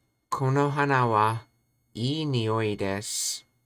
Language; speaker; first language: Japanese; non-native, learner; English